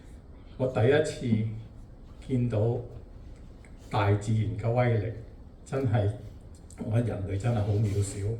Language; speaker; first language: Cantonese; native; Cantonese